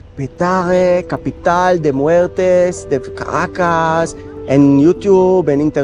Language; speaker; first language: Spanish; non-native, learner; English